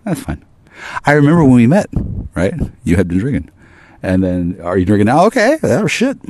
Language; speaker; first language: English; native; English